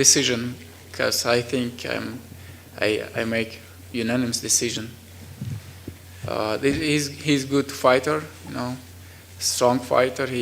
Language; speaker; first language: English; non-native, learner; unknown